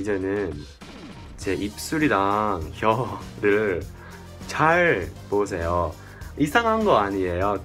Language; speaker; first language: Korean; non-native, fluent; English